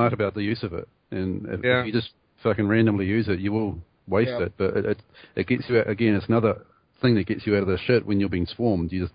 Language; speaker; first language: English; native; English